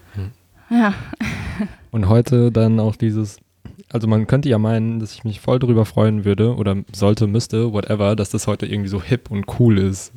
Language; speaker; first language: German; native; German